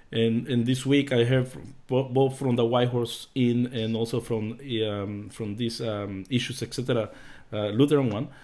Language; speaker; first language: English; early bilingual, other home language; Spanish